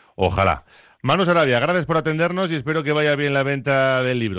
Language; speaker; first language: Spanish; native; Spanish